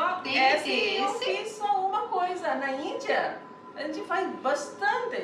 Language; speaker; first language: Portuguese; non-native, learner; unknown